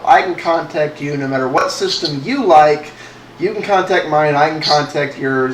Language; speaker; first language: English; native; English